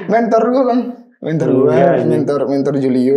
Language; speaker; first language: Indonesian; native; Indonesian